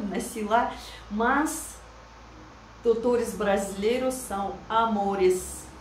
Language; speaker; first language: Portuguese; non-native, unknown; Russian